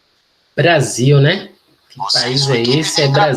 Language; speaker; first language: Portuguese; native; Portuguese